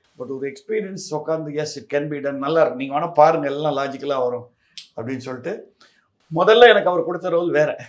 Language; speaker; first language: Tamil; native; Tamil